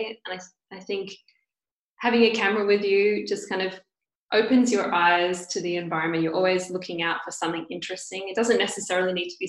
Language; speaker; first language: English; native; English